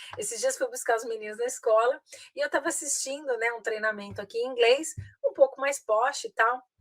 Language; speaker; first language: Portuguese; native; Portuguese